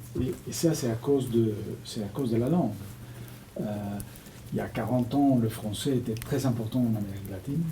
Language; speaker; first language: French; non-native, fluent; Spanish